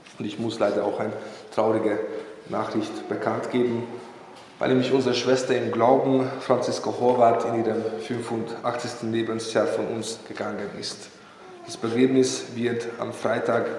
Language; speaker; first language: German; non-native, fluent; Hungarian